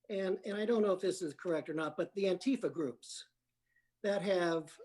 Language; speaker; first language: English; native; English